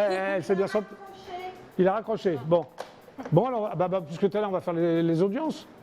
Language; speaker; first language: French; native; French